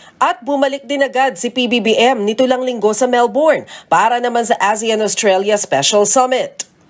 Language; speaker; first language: Filipino; native; Filipino